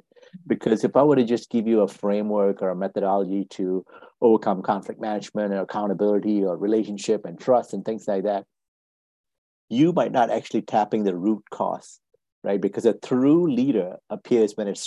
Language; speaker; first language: English; non-native, local second language; Tamil